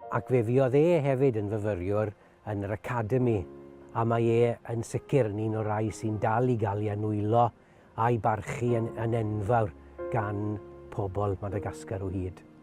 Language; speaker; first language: Welsh; native; Welsh